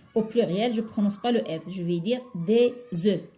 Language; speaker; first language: French; non-native, local second language; Arabic